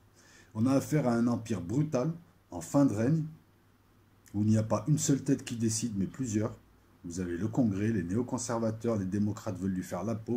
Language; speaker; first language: French; native; French